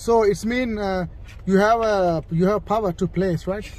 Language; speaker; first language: English; non-native, learner; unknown